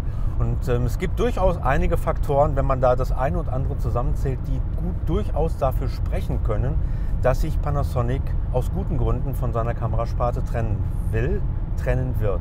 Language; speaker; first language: German; native; German